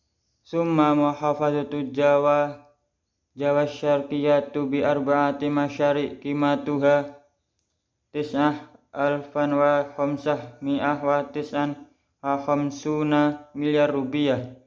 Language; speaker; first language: Arabic; non-native, learner; Indonesian